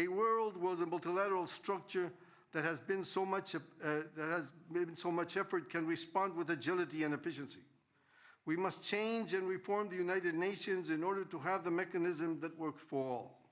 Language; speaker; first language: English; non-native, fluent; Spanish